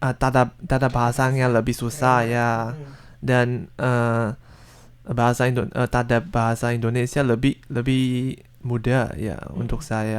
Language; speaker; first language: Indonesian; non-native, learner; Chinese